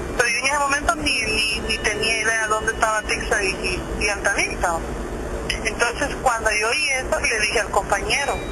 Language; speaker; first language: Spanish; native; Spanish